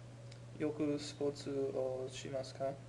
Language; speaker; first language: Japanese; non-native, learner; English